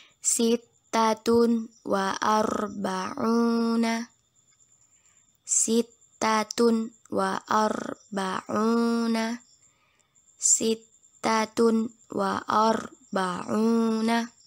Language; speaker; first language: Arabic; non-native, fluent; Indonesian